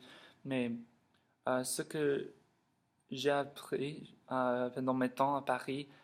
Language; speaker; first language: French; non-native, learner; English